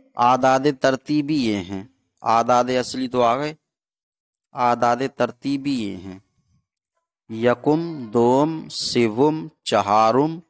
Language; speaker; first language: Urdu; native; Urdu